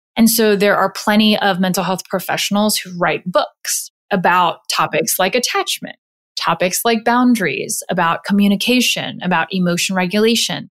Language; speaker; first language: English; native; English